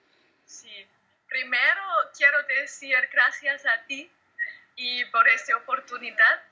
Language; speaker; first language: Spanish; non-native, learner; German